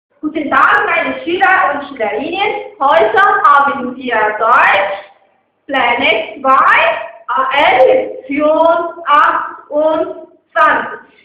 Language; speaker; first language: German; non-native, fluent; Arabic